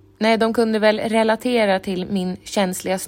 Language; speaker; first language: Swedish; native; Swedish